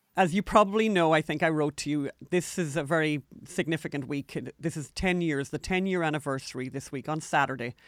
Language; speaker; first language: English; native; English